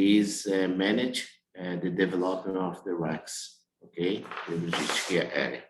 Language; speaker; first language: English; non-native, learner; Portuguese